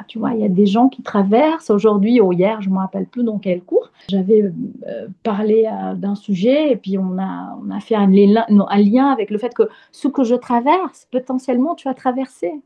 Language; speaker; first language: French; non-native, fluent; Portuguese